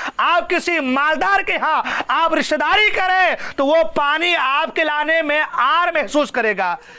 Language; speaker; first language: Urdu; non-native, local second language; Assamese